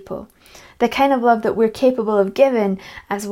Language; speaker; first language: English; native; English